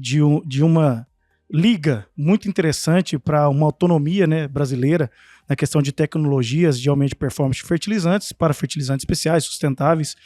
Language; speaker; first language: Portuguese; native; Portuguese